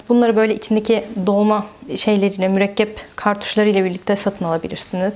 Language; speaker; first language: Turkish; native; Turkish